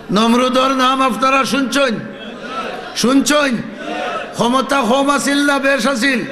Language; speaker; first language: Bangla; non-native, local second language; Sylheti